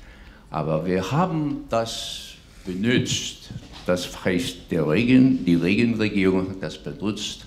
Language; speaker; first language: German; non-native, fluent; English